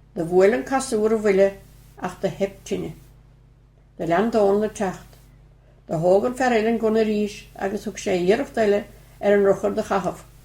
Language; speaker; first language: Irish; native; Irish